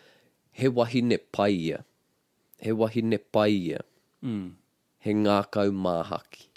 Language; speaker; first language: Māori; non-native, fluent; English